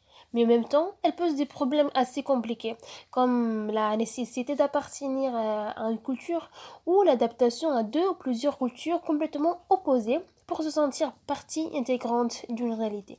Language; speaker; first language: French; non-native, fluent; Italian